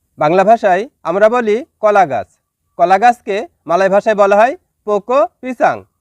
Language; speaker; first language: Bangla; native; Bangla